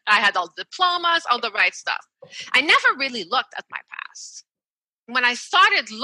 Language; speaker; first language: English; non-native, fluent; French